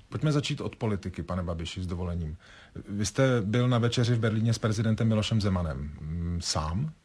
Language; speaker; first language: Czech; native; Czech